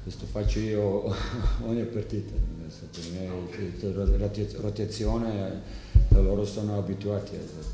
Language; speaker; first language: Italian; non-native, learner; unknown